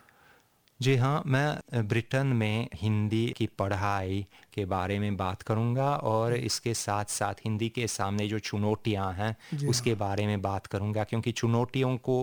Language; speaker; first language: Hindi; non-native, fluent; Hungarian